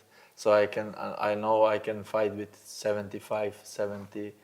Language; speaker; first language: English; non-native, learner; Slovenian